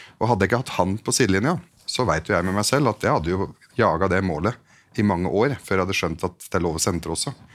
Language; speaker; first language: Norwegian; early bilingual, other home language; Arabic